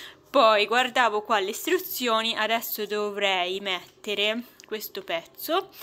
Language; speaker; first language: Italian; native; Italian